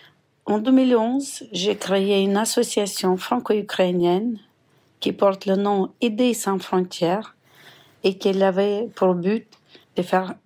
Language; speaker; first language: French; non-native, fluent; Ukrainian